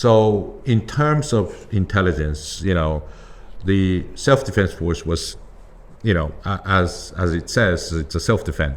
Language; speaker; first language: English; non-native, fluent; Japanese